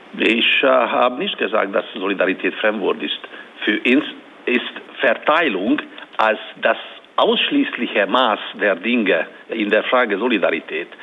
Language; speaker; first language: German; non-native, fluent; Hungarian